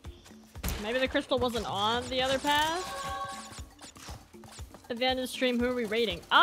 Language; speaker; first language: English; native; English